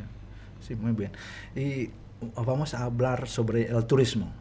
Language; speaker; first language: Spanish; non-native, fluent; Indonesian